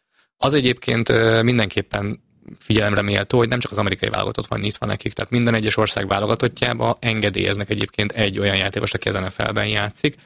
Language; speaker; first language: Hungarian; native; Hungarian